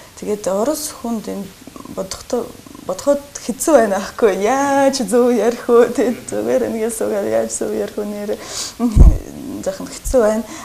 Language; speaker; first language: Mongolian; non-native, learner; Russian